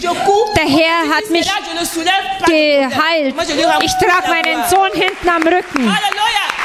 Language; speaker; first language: German; non-native, fluent; French